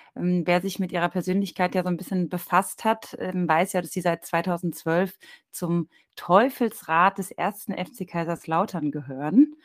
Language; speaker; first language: German; native; German